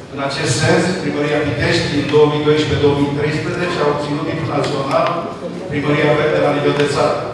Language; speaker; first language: Romanian; native; Romanian